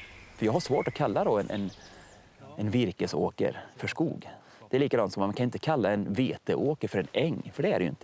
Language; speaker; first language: Swedish; native; Swedish